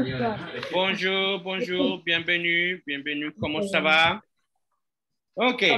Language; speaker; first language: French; non-native, fluent; Spanish